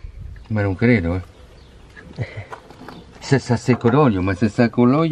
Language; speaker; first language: Italian; native; Italian